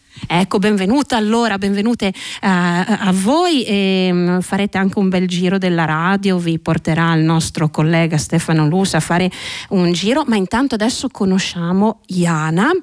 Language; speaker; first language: Italian; native; Italian